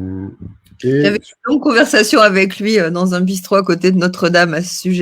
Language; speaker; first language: French; native; French